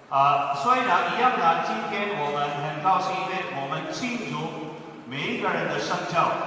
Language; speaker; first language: Chinese; non-native, fluent; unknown